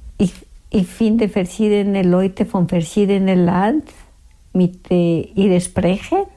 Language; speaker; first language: German; non-native, learner; Spanish